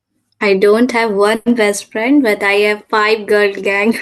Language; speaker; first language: English; non-native, learner; Hindi